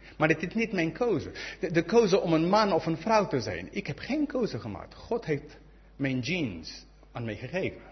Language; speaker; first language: Dutch; non-native, fluent; English